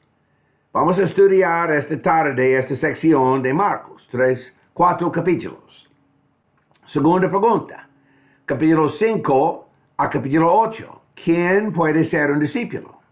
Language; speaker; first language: Spanish; non-native, fluent; English